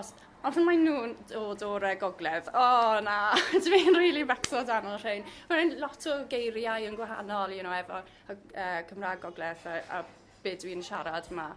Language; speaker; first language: Welsh; non-native, learner; English